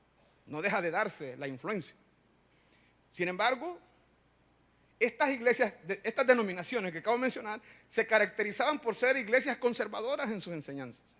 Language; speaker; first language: Spanish; native; Spanish